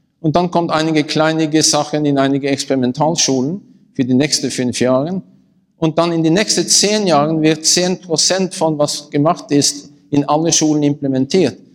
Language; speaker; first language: German; non-native, learner; Norwegian